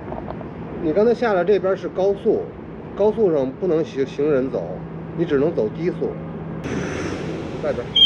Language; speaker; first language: Chinese; native; Chinese